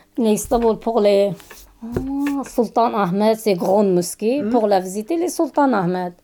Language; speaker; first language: French; non-native, learner; Kurdish